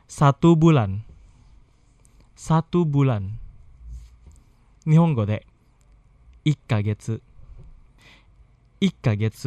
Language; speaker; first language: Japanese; non-native, fluent; Indonesian